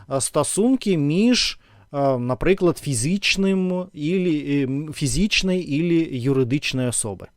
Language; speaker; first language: Ukrainian; non-native, learner; Russian